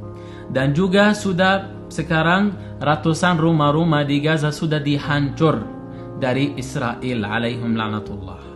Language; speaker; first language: Indonesian; non-native, fluent; Arabic